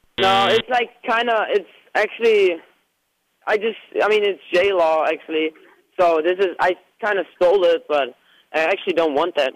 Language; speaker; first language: English; non-native, fluent; German